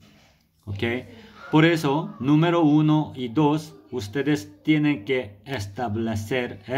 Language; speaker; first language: Spanish; non-native, learner; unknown